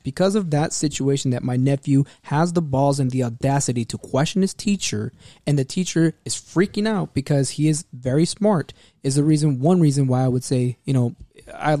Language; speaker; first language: English; native; English